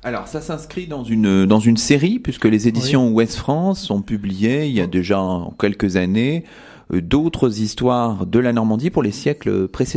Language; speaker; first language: French; native; French